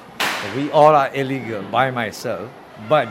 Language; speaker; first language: English; non-native, learner; Burmese